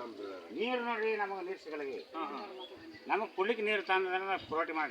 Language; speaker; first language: Kannada; native; Kannada